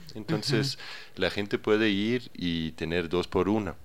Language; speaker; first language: Spanish; non-native, fluent; Danish